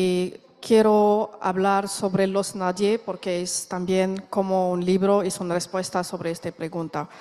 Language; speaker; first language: Spanish; non-native, learner; Arabic